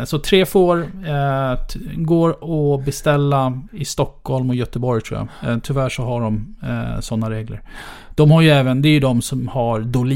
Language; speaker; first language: Swedish; native; Swedish